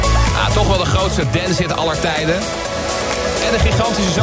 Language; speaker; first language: Dutch; native; Dutch